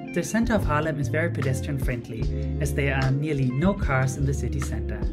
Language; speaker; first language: English; non-native, fluent; Dutch